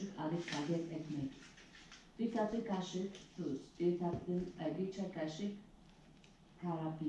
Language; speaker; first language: Turkish; native; Turkish